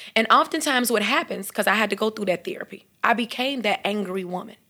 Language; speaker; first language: English; native; English